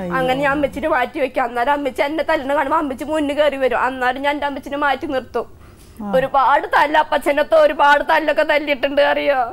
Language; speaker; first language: Malayalam; native; Malayalam